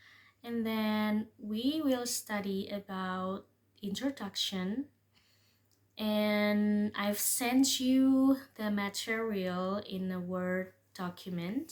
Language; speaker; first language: English; non-native, fluent; Indonesian